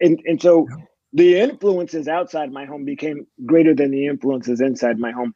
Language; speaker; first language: English; native; English